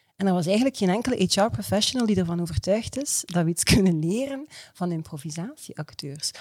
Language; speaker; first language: Dutch; native; Dutch